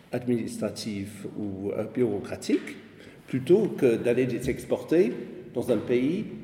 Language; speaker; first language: French; non-native, fluent; English